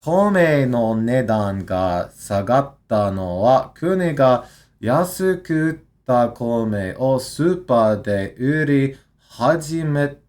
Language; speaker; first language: Japanese; non-native, learner; English